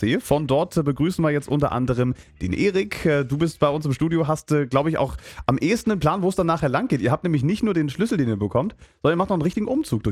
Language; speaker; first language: German; native; German